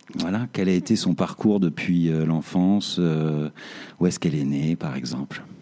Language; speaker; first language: French; native; French